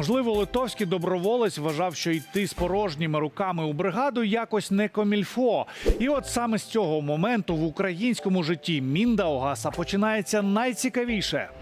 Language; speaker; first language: Ukrainian; native; Ukrainian